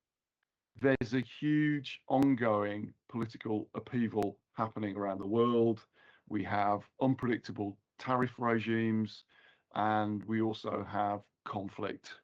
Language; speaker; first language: English; native; English